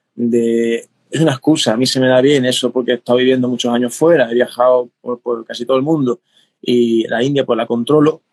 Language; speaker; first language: Spanish; native; Spanish